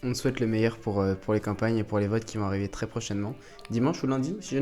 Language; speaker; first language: French; native; French